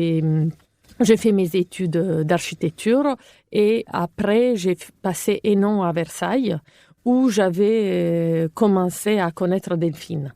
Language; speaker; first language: French; non-native, fluent; Italian